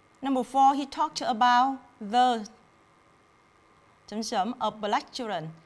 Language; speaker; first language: English; non-native, fluent; Vietnamese